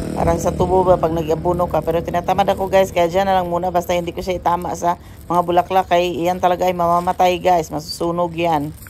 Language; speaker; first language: Filipino; non-native, local second language; Cebuano